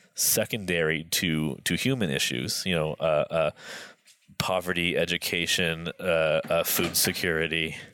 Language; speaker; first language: English; native; English